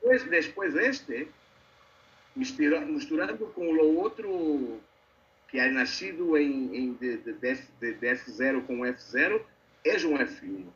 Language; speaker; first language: Spanish; non-native, learner; Portuguese